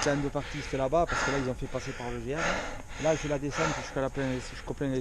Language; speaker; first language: French; native; French